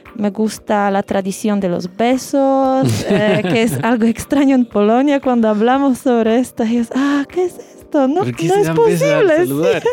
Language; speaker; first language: Spanish; non-native, fluent; Polish